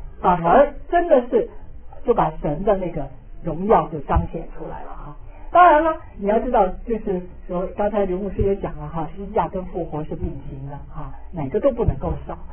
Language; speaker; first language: Chinese; native; Chinese